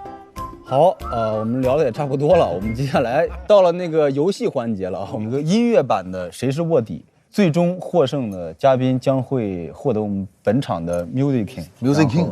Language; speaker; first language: Chinese; native; Chinese